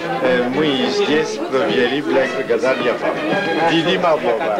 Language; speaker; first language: Russian; non-native, fluent; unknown